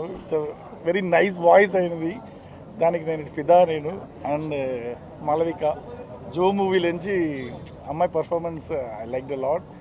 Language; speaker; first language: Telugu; non-native, learner; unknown